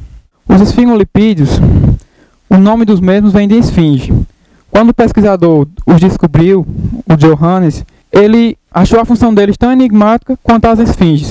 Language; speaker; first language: Portuguese; native; Portuguese